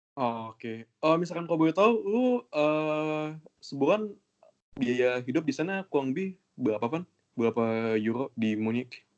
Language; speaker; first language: Indonesian; native; Indonesian